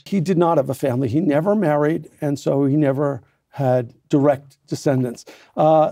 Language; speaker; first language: English; native; English